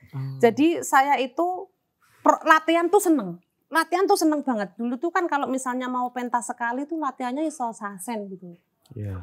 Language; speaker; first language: Indonesian; non-native, local second language; Javanese